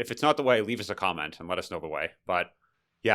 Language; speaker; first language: English; native; English